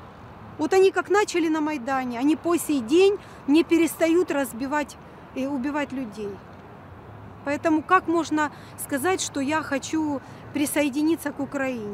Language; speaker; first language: Russian; native; Russian